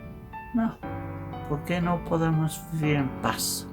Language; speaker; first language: Spanish; non-native, learner; English